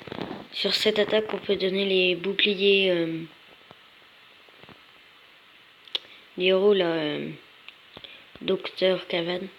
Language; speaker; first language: French; native; French